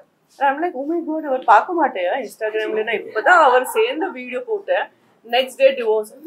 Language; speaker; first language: Tamil; non-native, local second language; Gujarati